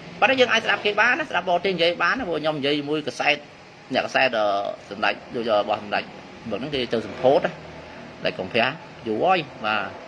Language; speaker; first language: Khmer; native; Khmer